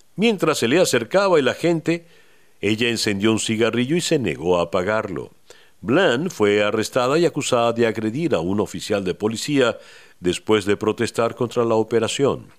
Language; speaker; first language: Spanish; native; Spanish